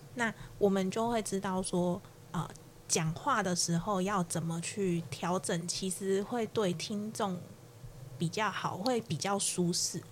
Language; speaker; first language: Chinese; native; Chinese